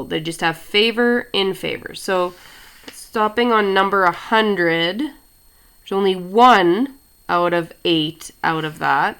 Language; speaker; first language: English; native; English